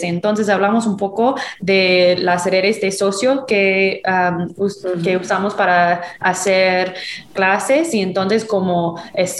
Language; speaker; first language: Spanish; non-native, fluent; English